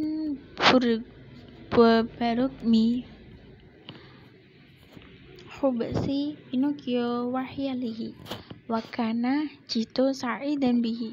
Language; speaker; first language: Arabic; non-native, learner; Indonesian